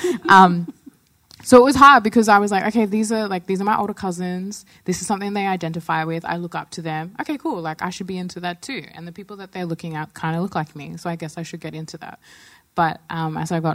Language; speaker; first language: English; native; English